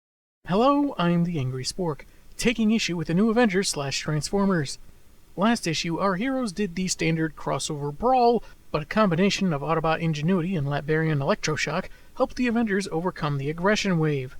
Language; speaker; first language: English; native; English